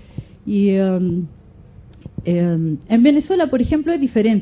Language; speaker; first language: Spanish; native; Spanish